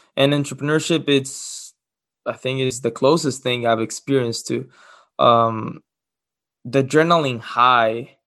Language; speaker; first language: English; non-native, fluent; Spanish